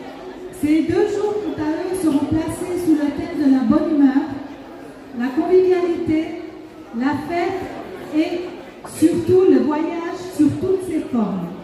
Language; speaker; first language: French; native; French